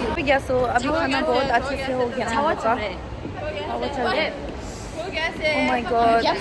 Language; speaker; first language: Hindi; non-native, local second language; Tibetan